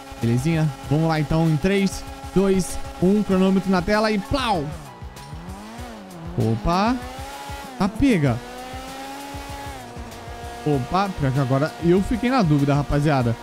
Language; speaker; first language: Portuguese; native; Portuguese